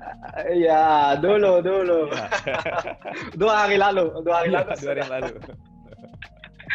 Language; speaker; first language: Indonesian; non-native, learner; Dutch